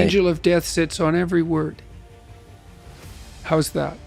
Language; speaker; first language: English; native; English